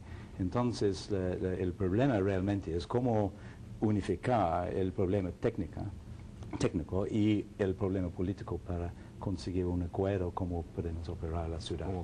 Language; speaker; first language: Spanish; non-native, fluent; English